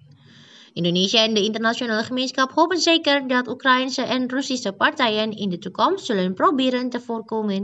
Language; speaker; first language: Dutch; non-native, fluent; Indonesian